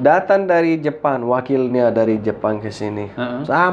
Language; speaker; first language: Indonesian; non-native, fluent; Arabic